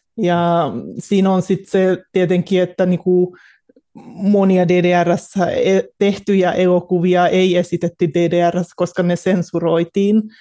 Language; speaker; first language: Finnish; native; Finnish